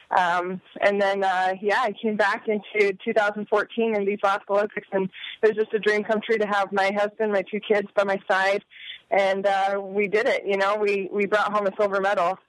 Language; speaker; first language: English; native; English